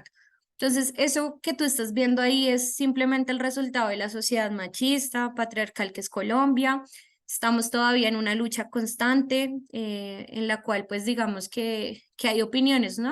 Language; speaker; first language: Spanish; native; Spanish